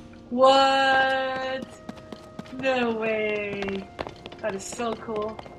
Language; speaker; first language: English; non-native, fluent; Korean